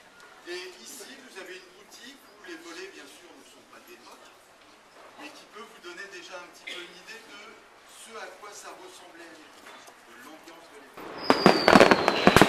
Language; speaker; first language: French; native; French